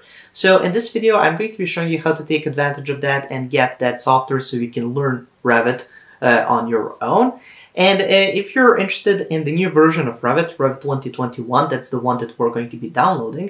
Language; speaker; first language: English; non-native, fluent; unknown